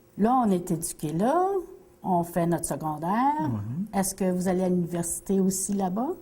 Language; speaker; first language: French; native; French